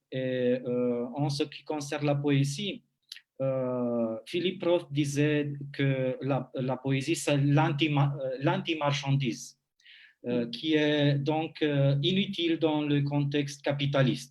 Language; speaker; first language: French; non-native, fluent; Romanian